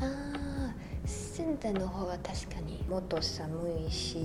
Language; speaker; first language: Japanese; non-native, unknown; Chinese